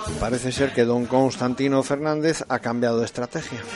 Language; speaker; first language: Spanish; native; Spanish